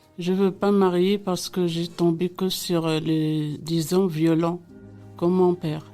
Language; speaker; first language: French; non-native, local second language; Arabic